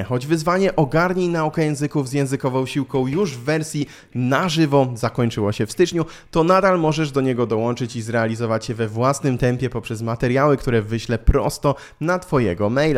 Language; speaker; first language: Polish; native; Polish